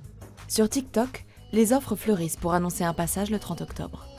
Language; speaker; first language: French; native; French